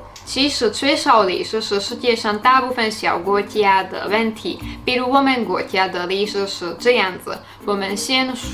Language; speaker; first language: Chinese; non-native, fluent; Slovak